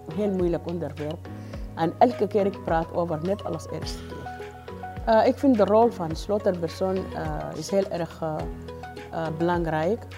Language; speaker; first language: Dutch; non-native, learner; Arabic